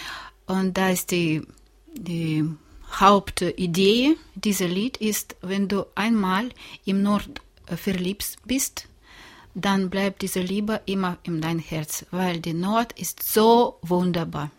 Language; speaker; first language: German; non-native, learner; Russian